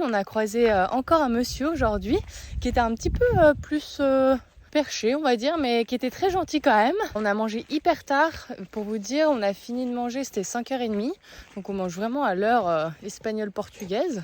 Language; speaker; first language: French; native; French